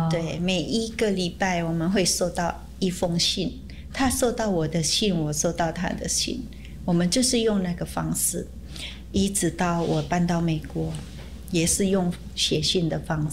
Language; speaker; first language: Chinese; early bilingual, heritage; Chinese